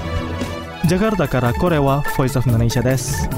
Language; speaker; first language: Japanese; non-native, fluent; Indonesian